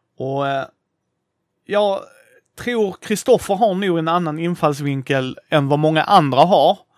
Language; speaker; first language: Swedish; native; Swedish